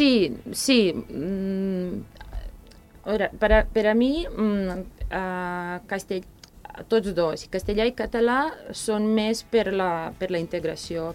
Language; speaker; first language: Catalan; non-native, fluent; Serbian